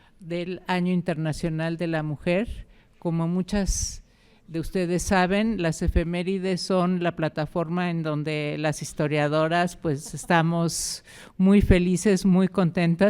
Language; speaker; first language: Spanish; native; Spanish